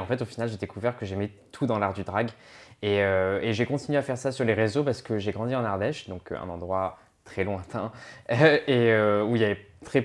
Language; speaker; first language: French; native; French